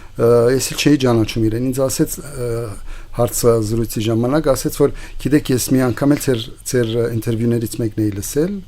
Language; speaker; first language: Armenian; early bilingual, heritage; Armenian